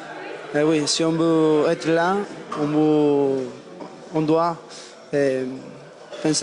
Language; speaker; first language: French; non-native, learner; Spanish